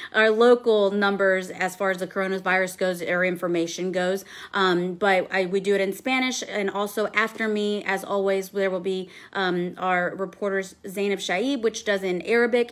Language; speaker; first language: English; early bilingual, other home language; Spanish